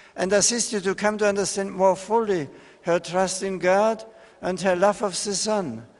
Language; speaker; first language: English; non-native, fluent; German